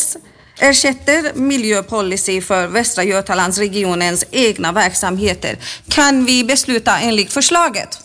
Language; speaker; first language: Swedish; native; Swedish